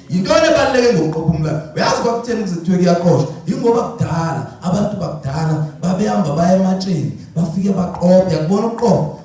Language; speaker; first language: Zulu; non-native, local second language; Xhosa